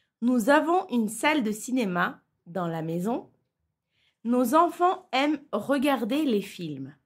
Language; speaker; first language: French; non-native, fluent; Turkish